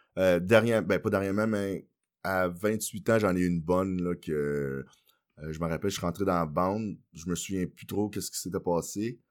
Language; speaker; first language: French; early bilingual, other home language; Haitian Creole